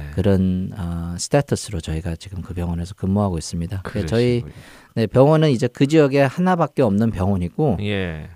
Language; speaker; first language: Korean; native; Korean